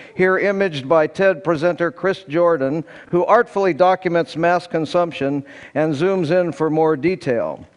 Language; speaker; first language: English; native; English